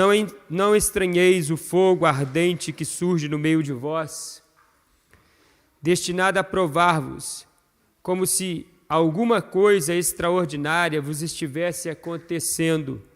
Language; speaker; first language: Portuguese; native; Portuguese